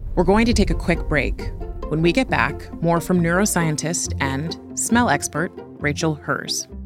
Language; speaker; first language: English; native; English